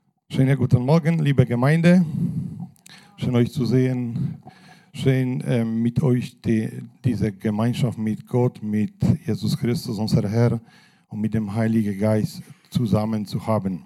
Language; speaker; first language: German; non-native, fluent; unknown